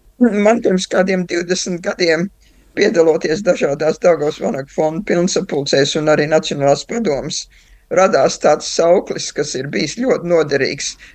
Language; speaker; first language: Latvian; early bilingual, heritage; Latvian